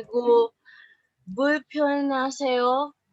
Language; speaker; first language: Korean; non-native, learner; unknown